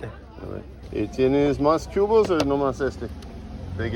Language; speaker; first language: Spanish; early bilingual, heritage; English